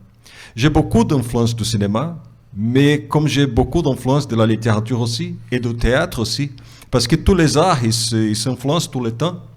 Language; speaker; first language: French; non-native, fluent; Portuguese